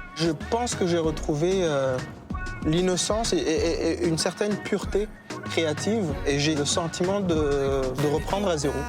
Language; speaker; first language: French; non-native, local second language; Kinyarwanda